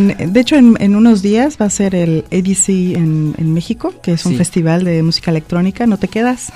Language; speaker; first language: Spanish; native; Spanish